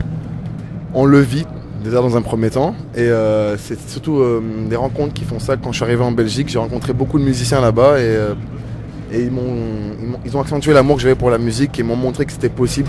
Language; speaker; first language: French; native; French